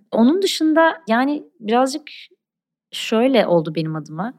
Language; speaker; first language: Turkish; non-native, local second language; Armenian